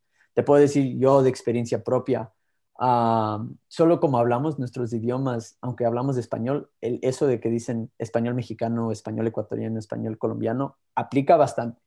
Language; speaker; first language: Spanish; early bilingual, heritage; Spanish